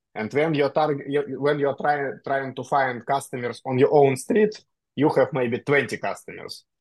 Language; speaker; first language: English; non-native, fluent; Russian